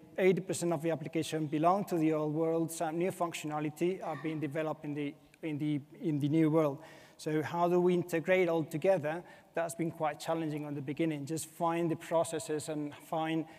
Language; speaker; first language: English; non-native, fluent; Spanish